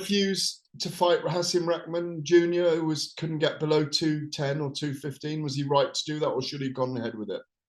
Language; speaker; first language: English; native; English